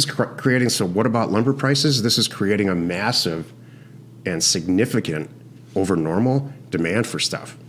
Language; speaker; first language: English; native; English